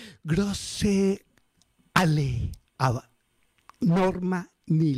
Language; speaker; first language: German; non-native, learner; Spanish